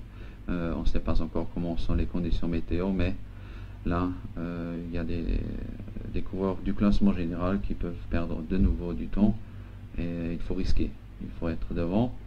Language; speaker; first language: French; non-native, local second language; Luxembourgish